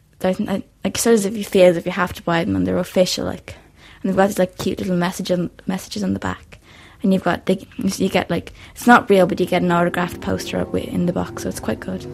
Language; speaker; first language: English; native; English